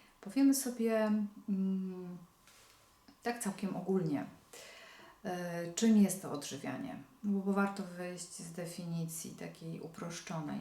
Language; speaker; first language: Polish; native; Polish